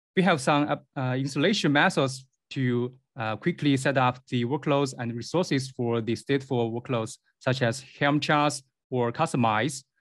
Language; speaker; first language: English; non-native, fluent; Chinese